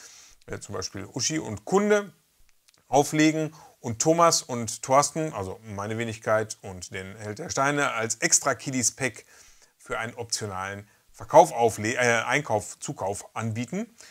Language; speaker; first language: German; native; German